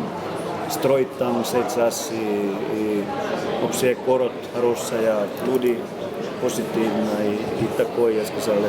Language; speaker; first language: Russian; non-native, learner; Finnish